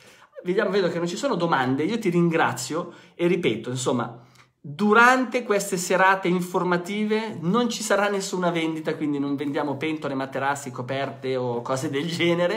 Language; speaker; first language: Italian; native; Italian